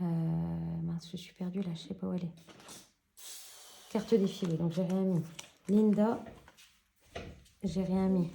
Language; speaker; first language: French; native; French